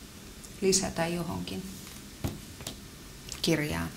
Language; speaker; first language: Finnish; native; Finnish